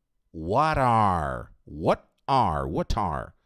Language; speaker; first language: English; non-native, fluent; Portuguese